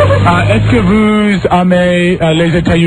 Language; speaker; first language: French; non-native, learner; English